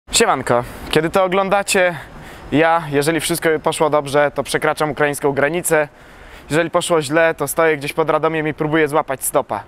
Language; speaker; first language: Polish; native; Polish